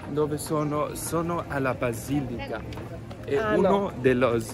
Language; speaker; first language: Italian; non-native, learner; English